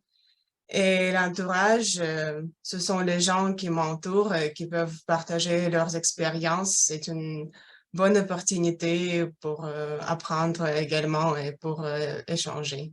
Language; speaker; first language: French; non-native, fluent; Russian